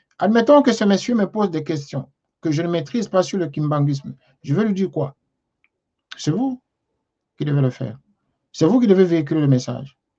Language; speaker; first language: French; non-native, local second language; Lingala